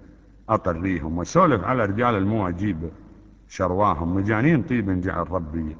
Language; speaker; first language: Arabic; native; Arabic